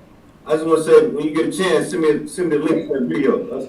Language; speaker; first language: English; native; English